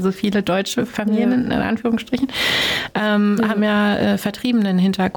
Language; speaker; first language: German; native; German